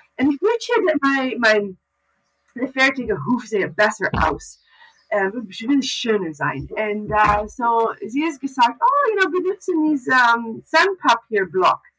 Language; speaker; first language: German; non-native, learner; English